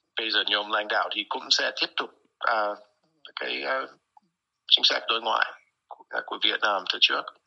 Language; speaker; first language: Vietnamese; non-native, fluent; English